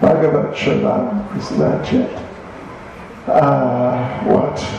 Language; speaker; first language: Russian; non-native, learner; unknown